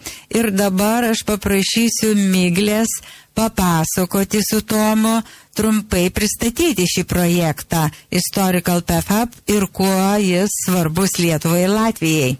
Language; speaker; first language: Lithuanian; native; Lithuanian